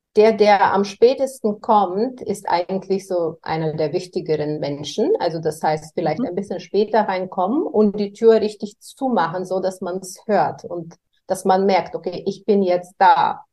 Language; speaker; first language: German; non-native, fluent; Bulgarian